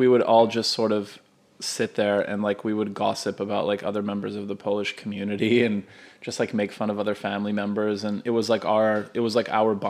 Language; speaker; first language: English; non-native, fluent; Polish